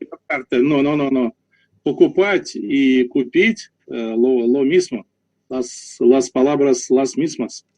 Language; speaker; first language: Spanish; non-native, learner; Russian